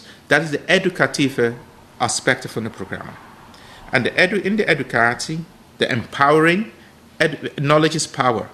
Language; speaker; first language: Dutch; non-native, fluent; English